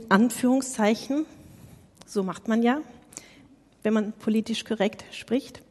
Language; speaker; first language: German; native; German